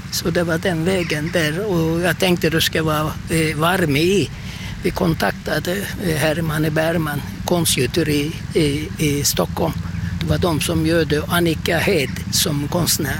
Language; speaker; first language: Swedish; non-native, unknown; Turkish